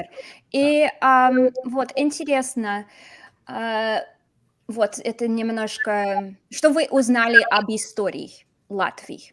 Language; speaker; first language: Russian; non-native, fluent; English